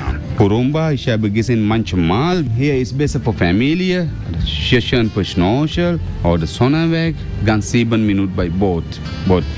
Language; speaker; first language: German; non-native, learner; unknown